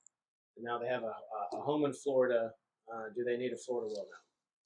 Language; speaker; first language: English; native; English